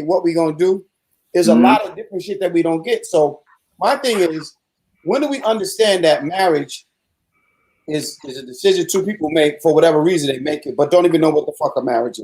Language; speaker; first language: English; native; English